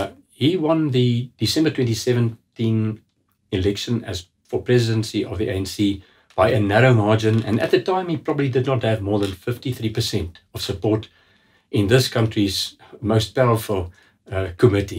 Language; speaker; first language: English; non-native, local second language; Afrikaans